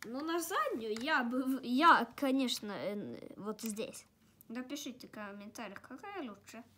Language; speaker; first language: Russian; early bilingual, heritage; Russian